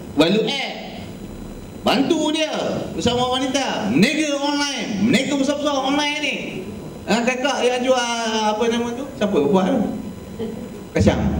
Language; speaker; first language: Malay; native; Malay